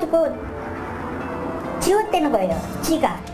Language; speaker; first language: Korean; native; Korean